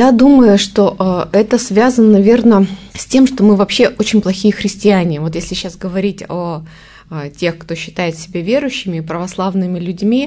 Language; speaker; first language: Russian; native; Russian